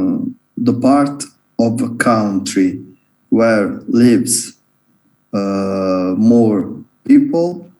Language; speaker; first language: English; non-native, learner; Italian